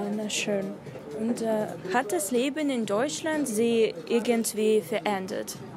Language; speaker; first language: German; non-native, learner; Russian